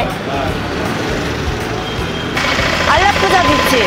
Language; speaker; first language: English; non-native, learner; Korean